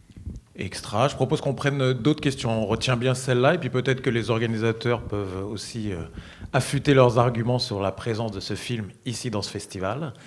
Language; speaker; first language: French; native; French